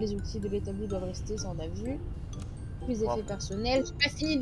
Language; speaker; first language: French; native; French